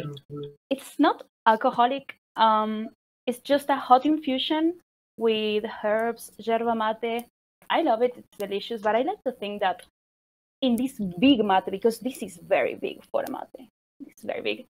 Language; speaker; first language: English; non-native, fluent; Spanish